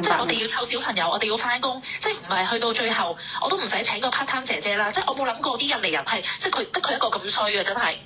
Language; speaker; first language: Cantonese; native; Cantonese